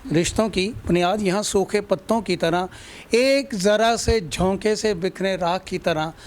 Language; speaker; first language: Hindi; non-native, local second language; Punjabi